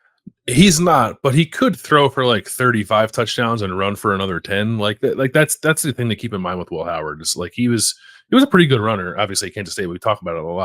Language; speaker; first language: English; native; English